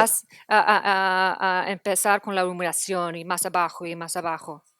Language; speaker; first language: Spanish; non-native, fluent; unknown